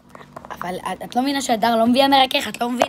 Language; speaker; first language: Hebrew; native; Hebrew